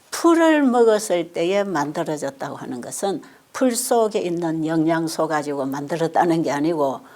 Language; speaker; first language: Korean; native; Korean